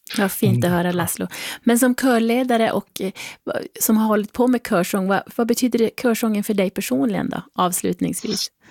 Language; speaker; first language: Swedish; native; Swedish